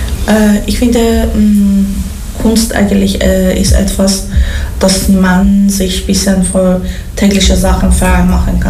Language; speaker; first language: German; non-native, learner; Persian